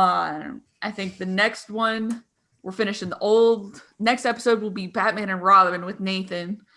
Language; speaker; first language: English; native; English